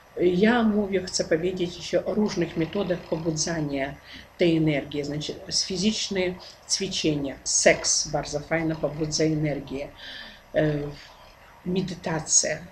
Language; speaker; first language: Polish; non-native, learner; Ukrainian